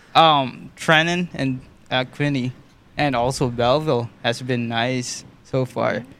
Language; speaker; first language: English; non-native, local second language; Filipino